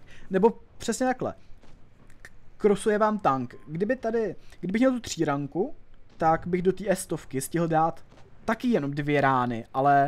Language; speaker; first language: Czech; native; Czech